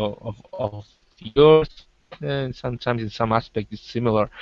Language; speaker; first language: English; non-native, learner; Spanish